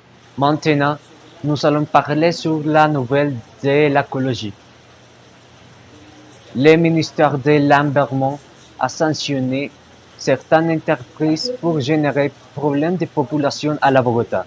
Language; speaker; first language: French; non-native, learner; Spanish